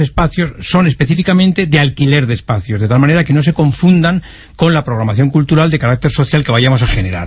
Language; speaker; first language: Spanish; native; Spanish